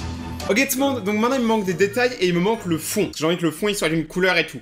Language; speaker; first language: French; native; French